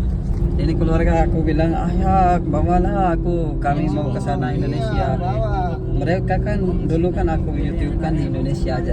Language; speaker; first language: Indonesian; non-native, local second language; Urdu